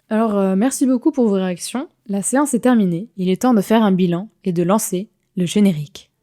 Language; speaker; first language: French; native; French